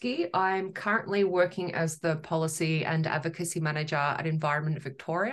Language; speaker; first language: English; native; English